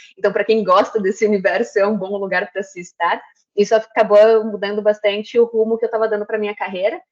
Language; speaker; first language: Portuguese; native; Portuguese